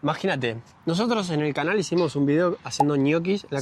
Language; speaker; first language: Spanish; native; Spanish